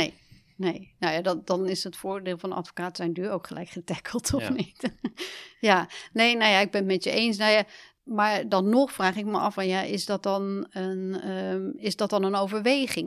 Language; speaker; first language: Dutch; native; Dutch